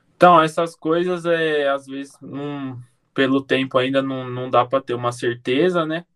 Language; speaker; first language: Portuguese; native; Portuguese